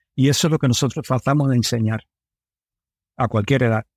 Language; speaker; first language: Spanish; early bilingual, heritage; Spanish